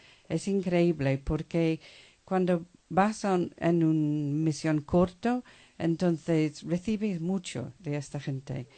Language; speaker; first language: Spanish; non-native, fluent; English